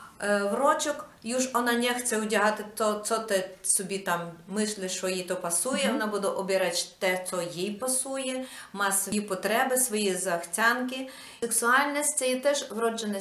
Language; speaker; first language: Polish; non-native, learner; Ukrainian